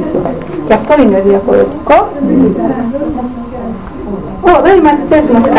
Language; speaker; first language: Greek; non-native, local second language; Turkish